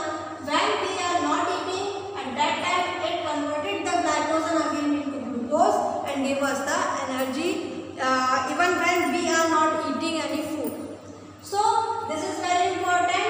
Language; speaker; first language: English; non-native, local second language; Hindi